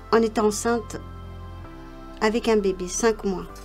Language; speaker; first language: French; non-native, local second language; Morisyen